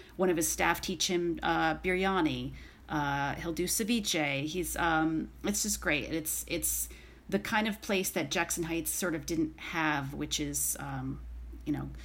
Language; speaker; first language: English; native; English